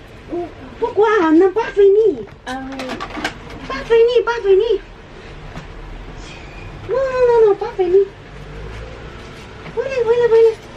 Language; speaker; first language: French; non-native, learner; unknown